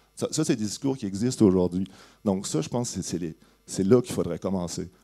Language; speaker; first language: French; native; French